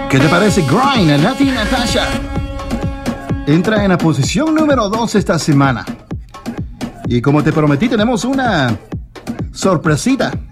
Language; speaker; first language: Spanish; native; Spanish